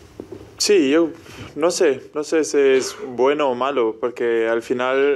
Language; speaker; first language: Spanish; non-native, fluent; German